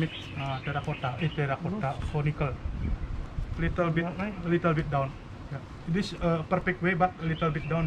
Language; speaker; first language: English; non-native, learner; Indonesian